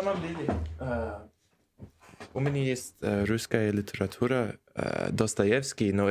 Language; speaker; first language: Russian; non-native, learner; English